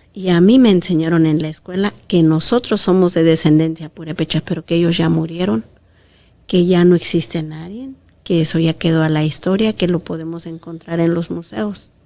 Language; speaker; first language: Spanish; non-native, local second language; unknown